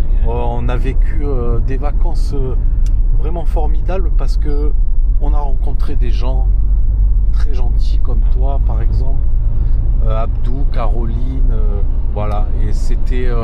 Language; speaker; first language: French; native; French